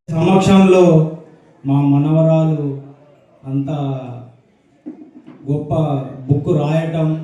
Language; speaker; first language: Telugu; native; Telugu